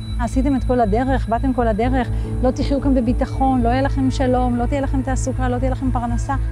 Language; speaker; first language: Hebrew; native; Hebrew